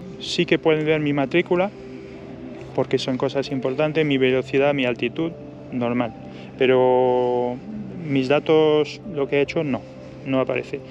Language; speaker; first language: Spanish; non-native, fluent; French